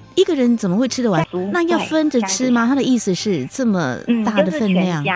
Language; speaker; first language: Chinese; native; Chinese